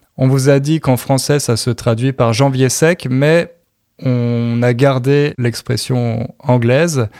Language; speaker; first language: French; native; French